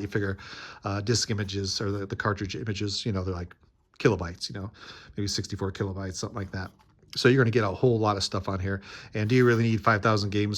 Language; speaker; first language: English; native; English